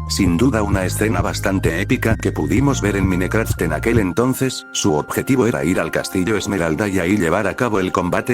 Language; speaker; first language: Spanish; native; Spanish